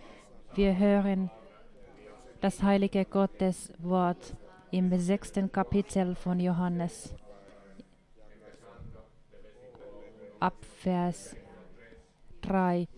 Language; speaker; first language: German; non-native, fluent; Finnish